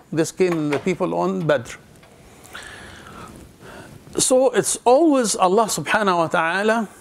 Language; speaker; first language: English; non-native, fluent; Arabic